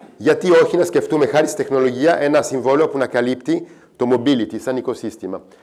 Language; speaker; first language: Greek; non-native, fluent; French